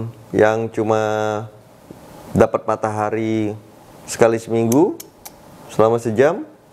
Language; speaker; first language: Indonesian; native; Indonesian